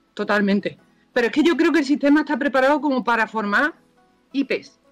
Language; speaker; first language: Spanish; native; Spanish